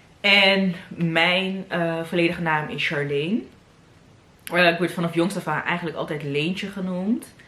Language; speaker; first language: Dutch; native; Dutch